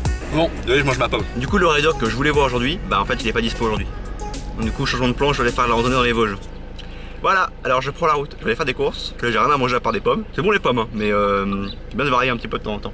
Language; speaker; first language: French; native; French